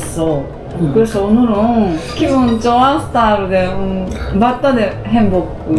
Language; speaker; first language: Korean; non-native, learner; Japanese